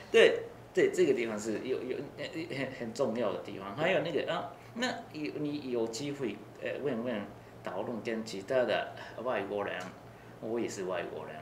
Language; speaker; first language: Chinese; non-native, learner; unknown